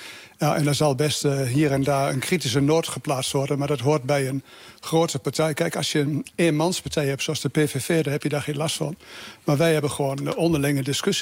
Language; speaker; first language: Dutch; native; Dutch